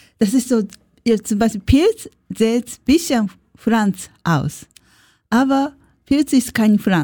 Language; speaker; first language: German; non-native, learner; Japanese